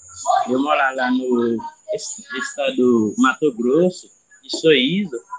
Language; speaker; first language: Portuguese; non-native, learner; Haitian Creole